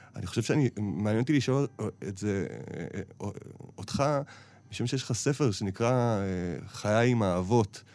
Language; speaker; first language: Hebrew; native; Hebrew